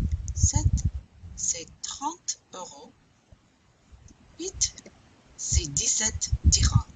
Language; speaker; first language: French; non-native, fluent; English